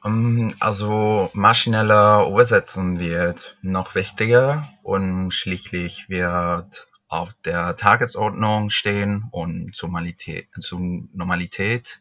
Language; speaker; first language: German; non-native, fluent; Spanish